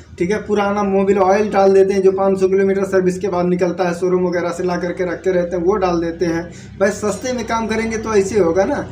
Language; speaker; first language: Hindi; native; Hindi